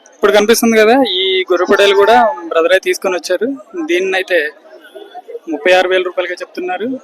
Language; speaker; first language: Telugu; native; Telugu